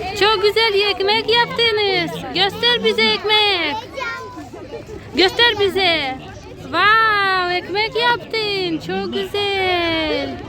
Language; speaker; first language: Turkish; non-native, learner; Russian